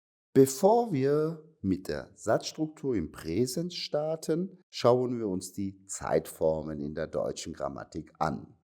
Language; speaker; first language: German; non-native, fluent; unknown